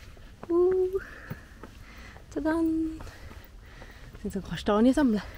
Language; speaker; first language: Korean; non-native, learner; German